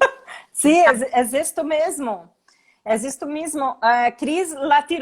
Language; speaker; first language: Spanish; non-native, learner; Portuguese